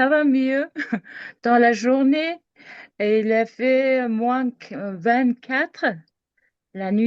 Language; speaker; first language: French; non-native, learner; Mongolian